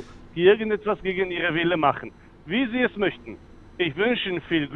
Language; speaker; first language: German; non-native, fluent; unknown